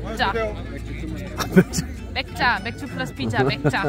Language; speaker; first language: Korean; non-native, fluent; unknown